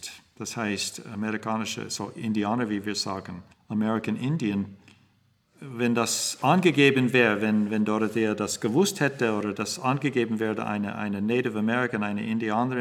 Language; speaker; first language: German; non-native, fluent; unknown